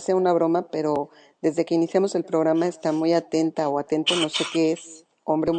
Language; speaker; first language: Spanish; native; Spanish